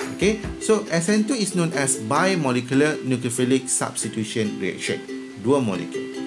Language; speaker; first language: English; non-native, local second language; Malay